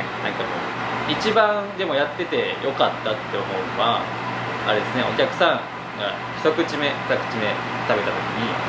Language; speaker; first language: Japanese; native; Japanese